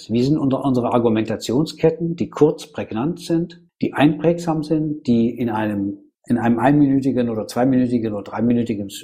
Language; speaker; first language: German; native; German